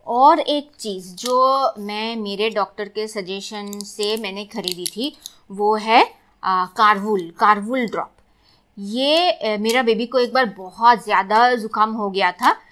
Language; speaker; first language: Hindi; non-native, local second language; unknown